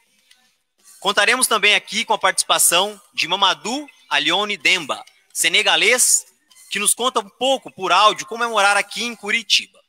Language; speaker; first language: Portuguese; native; Portuguese